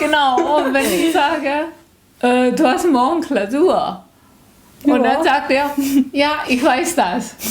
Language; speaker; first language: German; non-native, learner; Korean